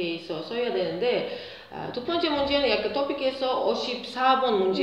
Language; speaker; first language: Korean; non-native, fluent; Uzbek